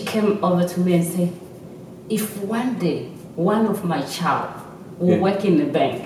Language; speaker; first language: English; non-native, local second language; Swahili